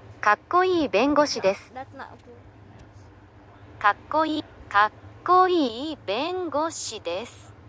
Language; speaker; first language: Japanese; non-native, learner; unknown